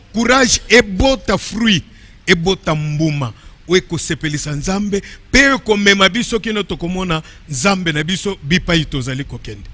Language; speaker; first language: Lingala; native; Lingala